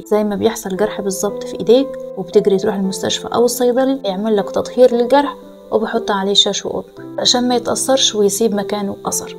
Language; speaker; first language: Arabic; native; Arabic